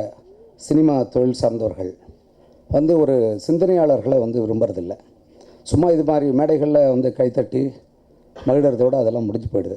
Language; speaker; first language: Tamil; native; Tamil